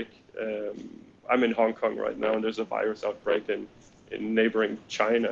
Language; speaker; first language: English; non-native, fluent; Danish